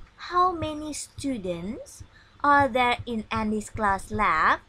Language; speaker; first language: English; non-native, fluent; Indonesian